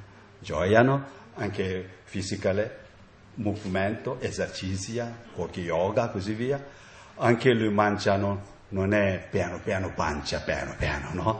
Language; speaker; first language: Italian; non-native, learner; Tibetan